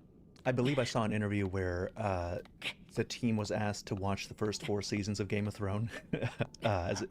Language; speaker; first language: English; native; English